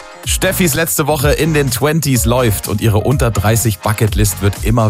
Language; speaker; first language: German; native; German